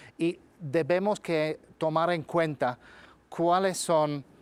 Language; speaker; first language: Spanish; non-native, fluent; English